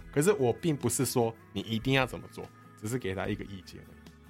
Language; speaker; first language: Chinese; non-native, fluent; Japanese